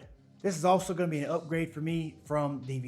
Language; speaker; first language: English; native; English